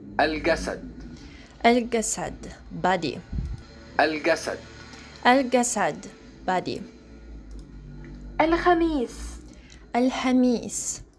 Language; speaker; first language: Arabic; non-native, learner; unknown